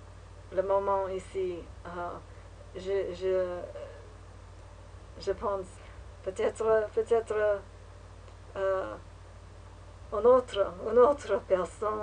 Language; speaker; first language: French; non-native, learner; English